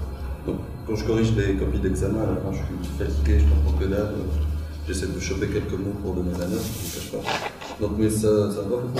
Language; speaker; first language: French; non-native, local second language; Arabic